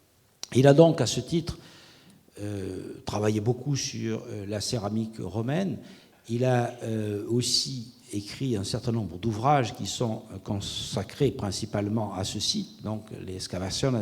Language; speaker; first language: French; native; French